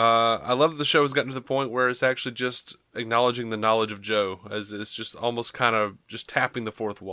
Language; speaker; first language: English; native; English